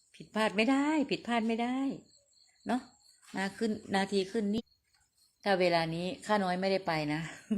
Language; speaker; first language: Thai; non-native, local second language; Northeastern Thai